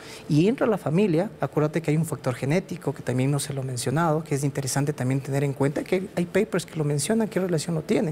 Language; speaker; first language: Spanish; native; Spanish